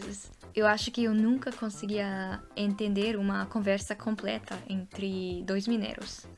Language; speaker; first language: Portuguese; non-native, fluent; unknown